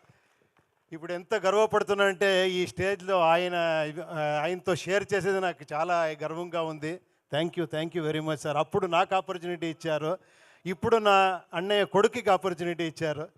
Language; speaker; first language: Telugu; non-native, local second language; Kannada